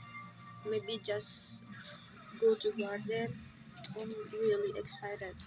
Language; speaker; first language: English; non-native, learner; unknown